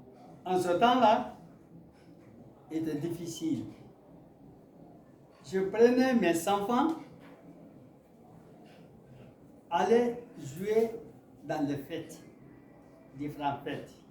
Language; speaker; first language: French; non-native, local second language; Mandingo